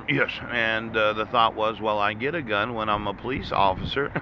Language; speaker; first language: English; native; English